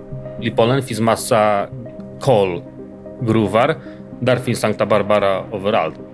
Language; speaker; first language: Swedish; non-native, learner; Polish